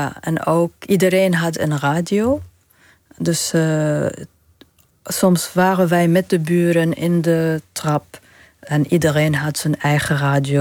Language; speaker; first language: Dutch; non-native, fluent; Arabic